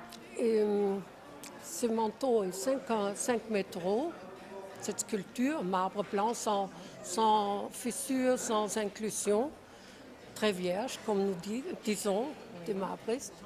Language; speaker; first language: French; non-native, fluent; Czech